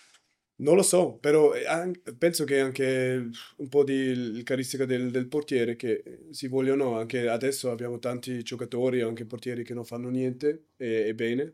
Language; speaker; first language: Italian; non-native, learner; German